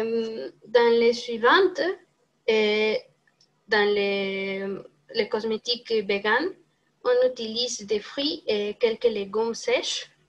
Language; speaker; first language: French; non-native, learner; Spanish